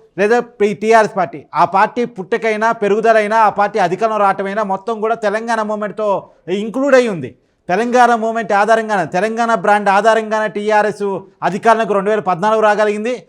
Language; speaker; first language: Telugu; native; Telugu